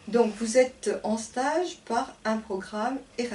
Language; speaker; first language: French; native; French